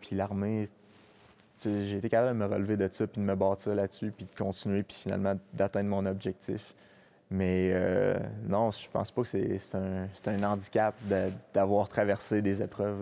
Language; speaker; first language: French; native; French